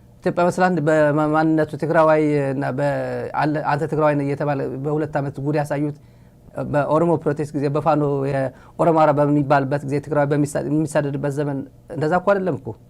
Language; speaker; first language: Amharic; non-native, local second language; Tigrinya